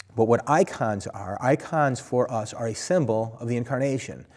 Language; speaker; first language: English; native; English